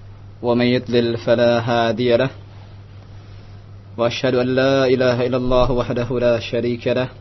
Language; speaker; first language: Arabic; non-native, fluent; Indonesian